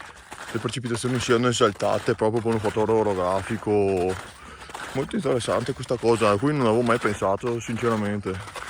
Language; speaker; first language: Italian; native; Italian